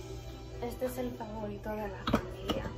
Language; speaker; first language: Spanish; early bilingual, heritage; Spanish